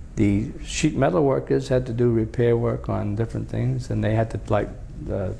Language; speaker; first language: English; native; English